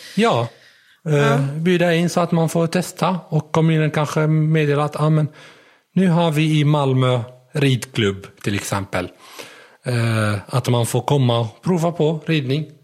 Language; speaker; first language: Swedish; early bilingual, other home language; Arabic